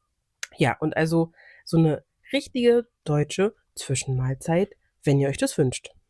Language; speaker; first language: German; native; German